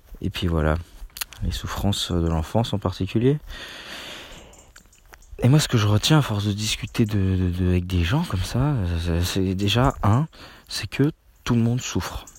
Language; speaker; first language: French; native; French